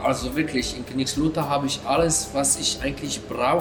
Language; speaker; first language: German; non-native, fluent; Polish